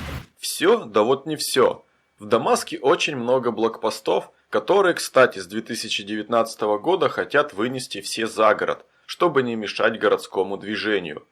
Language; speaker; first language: Russian; native; Russian